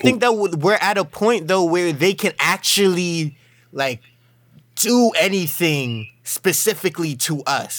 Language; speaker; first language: English; native; English